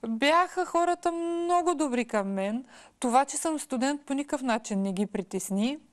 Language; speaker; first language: Bulgarian; early bilingual, heritage; Bulgarian